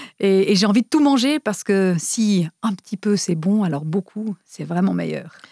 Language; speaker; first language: French; non-native, fluent; Romanian